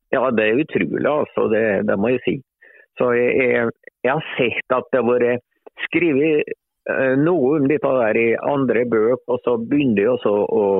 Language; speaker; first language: Norwegian; native; Norwegian